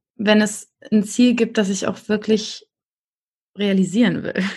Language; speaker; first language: German; native; German